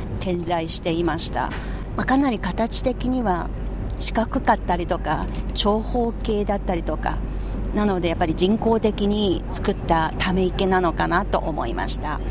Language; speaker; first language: Japanese; non-native, fluent; Chinese